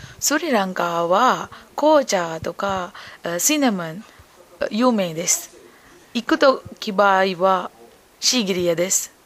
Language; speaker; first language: Japanese; non-native, learner; Sinhala